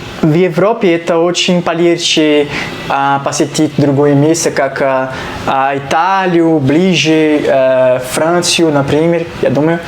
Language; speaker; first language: Russian; non-native, learner; Portuguese